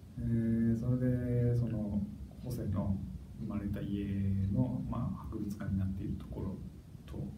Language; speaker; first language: Japanese; native; Japanese